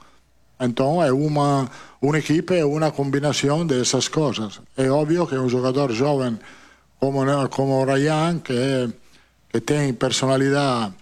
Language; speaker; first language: Portuguese; non-native, fluent; Italian